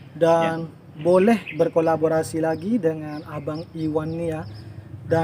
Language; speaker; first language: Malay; non-native, local second language; Indonesian